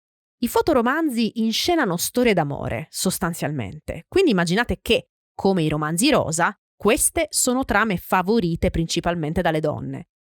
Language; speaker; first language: Italian; native; Italian